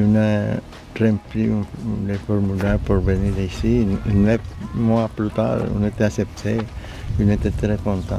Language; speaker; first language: French; non-native, learner; Spanish